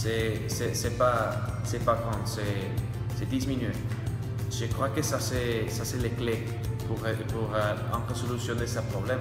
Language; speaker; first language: French; non-native, learner; Spanish